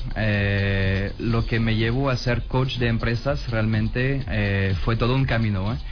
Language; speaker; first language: Spanish; non-native, fluent; French